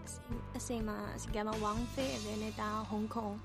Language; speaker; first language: Italian; non-native, learner; Chinese